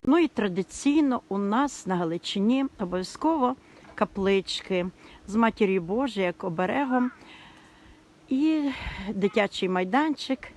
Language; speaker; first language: Ukrainian; native; Ukrainian